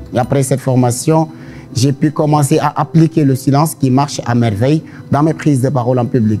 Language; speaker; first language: French; non-native, local second language; Wolof